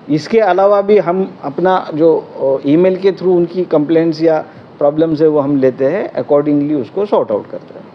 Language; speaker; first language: Hindi; non-native, local second language; Marathi